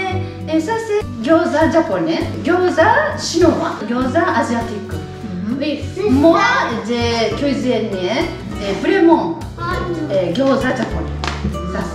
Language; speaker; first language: French; non-native, learner; Japanese